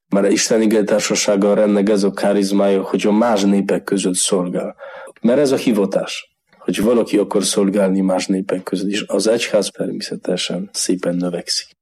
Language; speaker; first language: Hungarian; non-native, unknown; Polish